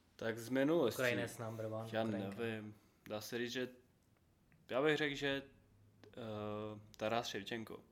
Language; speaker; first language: Czech; non-native, fluent; Ukrainian